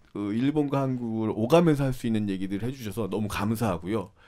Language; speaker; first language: Korean; native; Korean